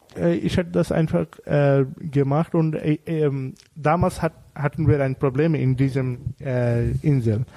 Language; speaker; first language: German; non-native, learner; Bangla